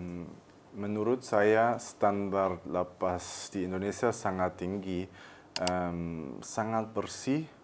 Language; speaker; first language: Indonesian; early bilingual, heritage; German